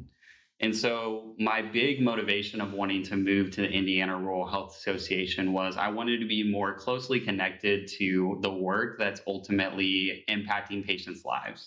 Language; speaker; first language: English; native; English